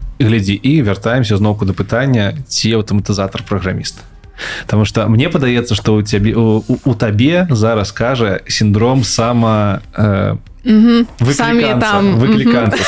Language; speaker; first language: Belarusian; non-native, local second language; Russian